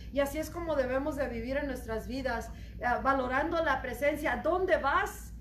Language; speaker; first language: Spanish; early bilingual, heritage; Spanish